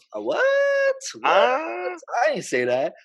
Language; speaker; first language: English; native; English